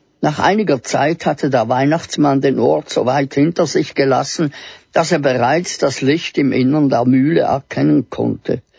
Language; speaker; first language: German; native; German